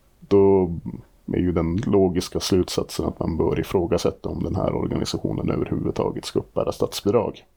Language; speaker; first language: Swedish; native; Swedish